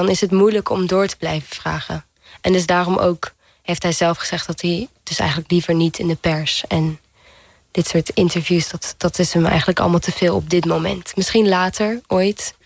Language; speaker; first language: Dutch; early bilingual, heritage; Dutch